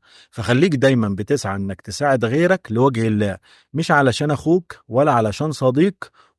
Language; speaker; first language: Arabic; native; Arabic